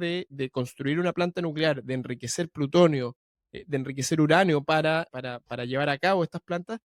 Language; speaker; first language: Spanish; native; Spanish